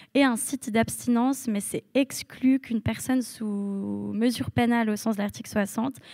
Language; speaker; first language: French; native; French